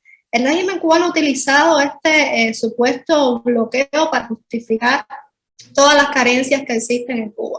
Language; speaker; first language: Spanish; native; Spanish